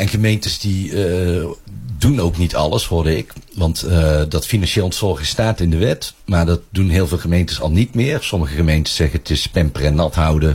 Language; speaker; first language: Dutch; native; Dutch